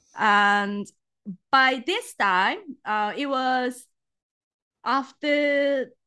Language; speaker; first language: English; non-native, fluent; Japanese